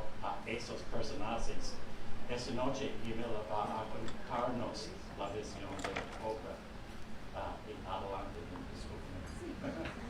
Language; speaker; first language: Spanish; non-native, fluent; English